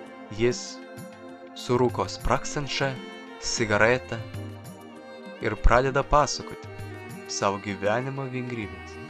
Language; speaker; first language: Lithuanian; native; Lithuanian